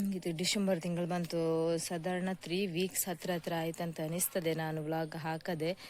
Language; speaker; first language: Kannada; native; Kannada